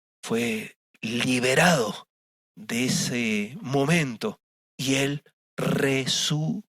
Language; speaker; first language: Spanish; native; Spanish